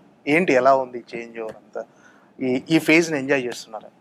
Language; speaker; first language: Telugu; native; Telugu